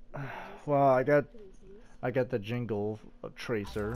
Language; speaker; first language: English; native; English